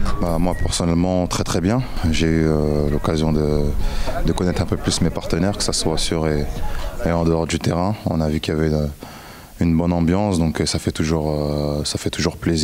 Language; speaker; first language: French; native; French